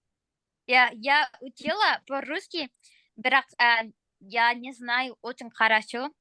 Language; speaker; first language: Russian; non-native, learner; English